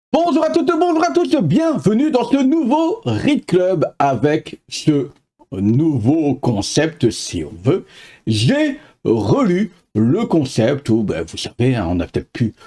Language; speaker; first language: French; native; French